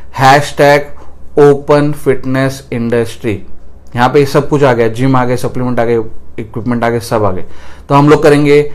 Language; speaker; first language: Hindi; non-native, local second language; Marathi